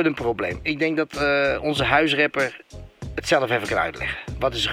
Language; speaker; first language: Dutch; native; Dutch